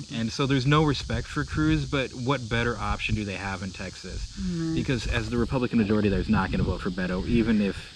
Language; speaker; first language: English; native; English